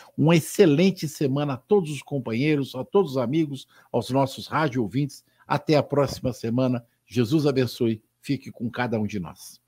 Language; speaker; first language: Portuguese; native; Portuguese